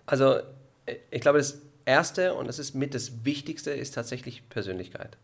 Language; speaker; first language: German; non-native, fluent; Italian